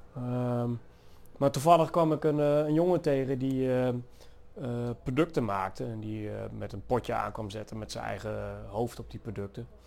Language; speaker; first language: Dutch; native; Dutch